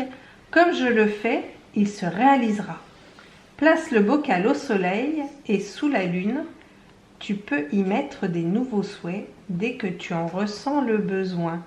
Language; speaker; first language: French; native; French